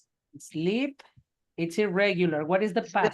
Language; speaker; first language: English; non-native, fluent; Spanish